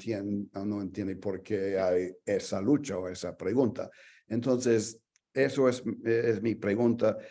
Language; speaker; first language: Spanish; non-native, fluent; English